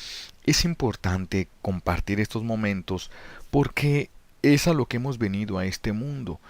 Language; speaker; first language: Spanish; native; Spanish